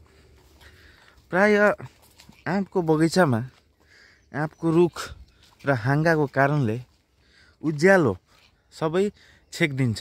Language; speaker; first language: Nepali; non-native, local second language; Maithili